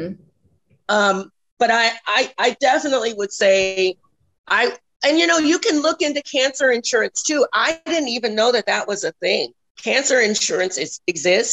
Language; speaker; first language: English; native; English